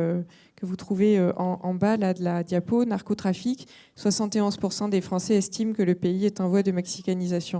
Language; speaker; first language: French; native; French